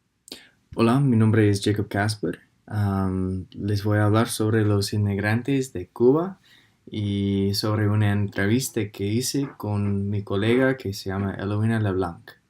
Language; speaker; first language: Spanish; non-native, fluent; English